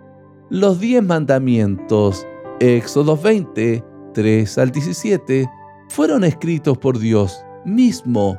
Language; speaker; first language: Spanish; native; Spanish